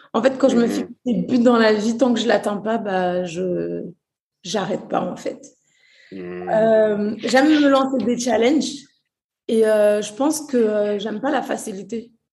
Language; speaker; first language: French; early bilingual, other home language; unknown